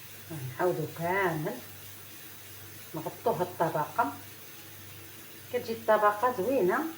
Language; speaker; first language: Arabic; native; Arabic